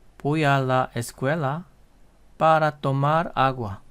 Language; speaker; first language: Spanish; non-native, fluent; Korean